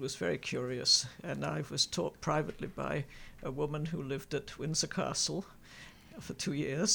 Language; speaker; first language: English; native; English